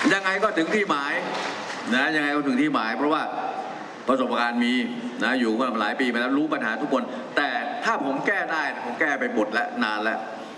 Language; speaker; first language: Thai; native; Thai